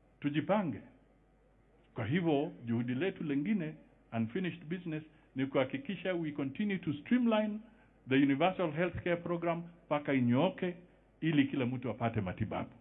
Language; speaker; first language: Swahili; non-native, local second language; Luyia